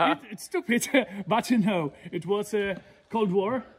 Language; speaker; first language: English; non-native, learner; Polish